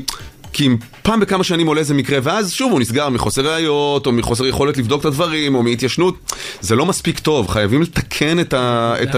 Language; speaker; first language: Hebrew; native; Hebrew